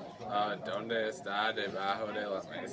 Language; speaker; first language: Spanish; non-native, learner; English